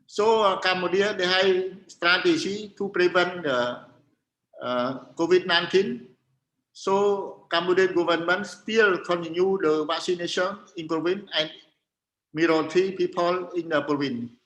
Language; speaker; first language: English; non-native, learner; Khmer